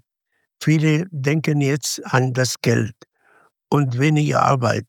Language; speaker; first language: German; non-native, fluent; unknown